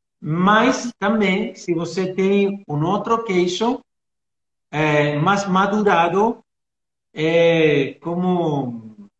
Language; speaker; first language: Portuguese; non-native, learner; Spanish